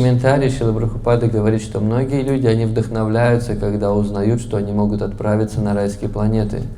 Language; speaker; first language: Russian; native; Russian